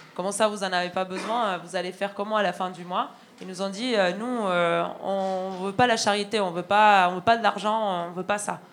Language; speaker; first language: French; non-native, fluent; Spanish